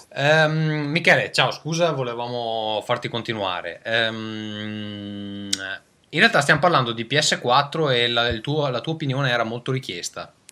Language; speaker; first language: Italian; native; Italian